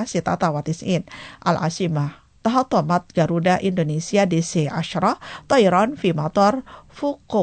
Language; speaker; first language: Arabic; non-native, fluent; Indonesian